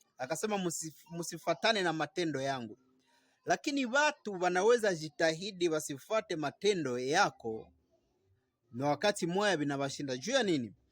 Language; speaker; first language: Swahili; native; Swahili